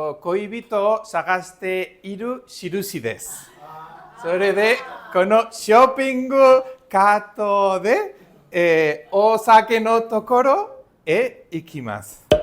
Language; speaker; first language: Japanese; non-native, learner; Spanish